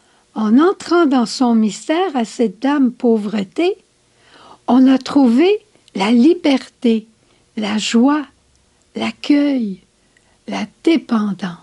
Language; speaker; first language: French; native; French